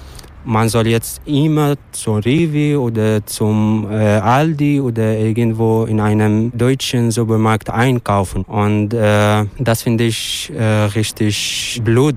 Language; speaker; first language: German; non-native, learner; Arabic